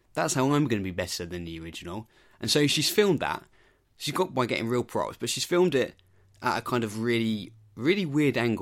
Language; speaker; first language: English; native; English